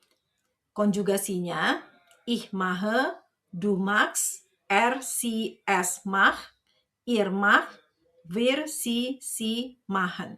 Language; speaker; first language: German; non-native, fluent; Indonesian